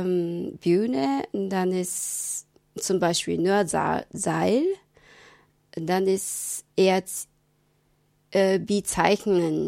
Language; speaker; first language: German; non-native, learner; Japanese